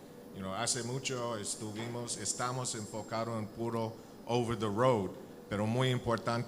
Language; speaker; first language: Spanish; non-native, learner; English